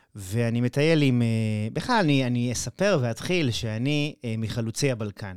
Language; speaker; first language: Hebrew; native; Hebrew